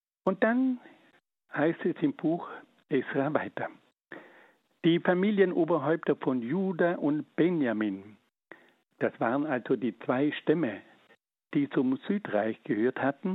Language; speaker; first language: German; native; German